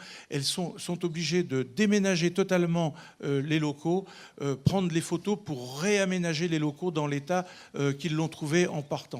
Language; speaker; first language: French; native; French